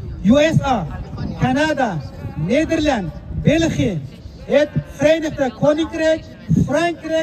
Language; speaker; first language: Dutch; non-native, fluent; Uyghur